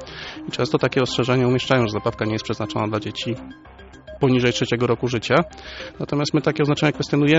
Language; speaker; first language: Polish; native; Polish